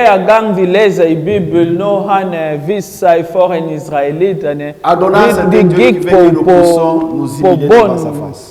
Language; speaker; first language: Danish; non-native, learner; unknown